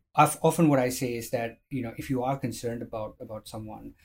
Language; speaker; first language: English; non-native, fluent; Arabic